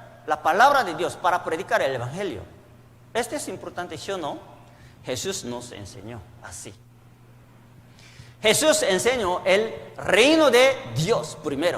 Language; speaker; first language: Spanish; non-native, learner; Korean